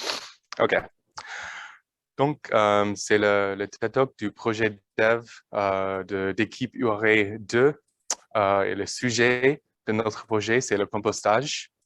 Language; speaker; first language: French; non-native, learner; English